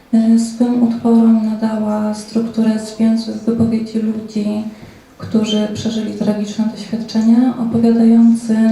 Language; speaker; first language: Polish; native; Polish